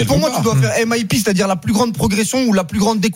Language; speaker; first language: French; native; French